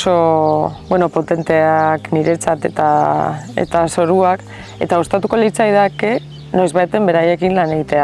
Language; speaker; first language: Basque; non-native, local second language; Spanish